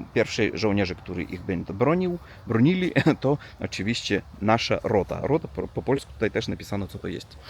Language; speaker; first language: Polish; non-native, learner; Russian